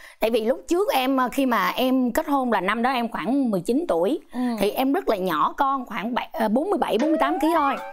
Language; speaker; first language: Vietnamese; non-native, local second language; Khmer